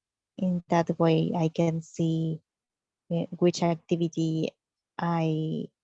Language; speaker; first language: English; non-native, learner; Spanish